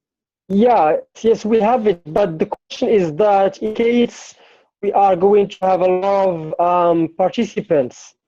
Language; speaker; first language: English; non-native, fluent; Arabic